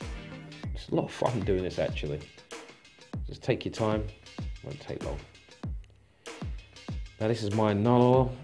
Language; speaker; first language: English; native; English